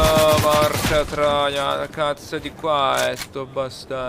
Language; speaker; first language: Italian; native; Italian